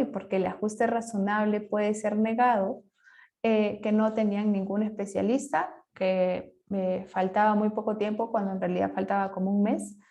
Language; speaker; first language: Spanish; native; Spanish